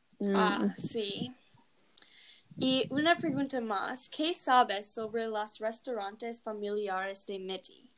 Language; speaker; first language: Spanish; non-native, learner; English